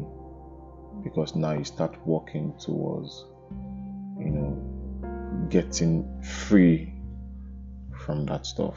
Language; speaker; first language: English; non-native, local second language; Igbo